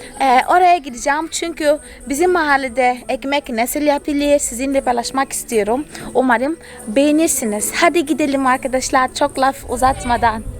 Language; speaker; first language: Turkish; non-native, fluent; Portuguese